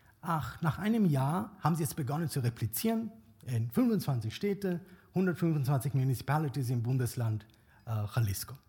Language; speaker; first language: German; non-native, fluent; Bangla